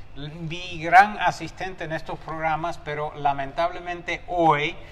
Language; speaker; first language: Spanish; early bilingual, heritage; Spanish